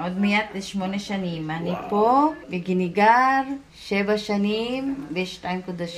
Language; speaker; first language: Hebrew; non-native, learner; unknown